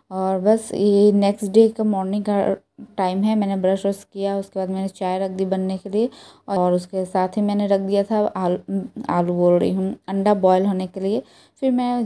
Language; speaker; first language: Hindi; native; Hindi